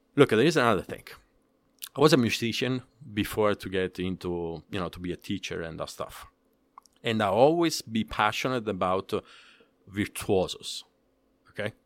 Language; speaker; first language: English; non-native, fluent; Italian